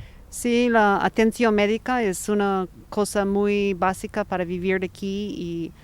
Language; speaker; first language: Spanish; non-native, fluent; English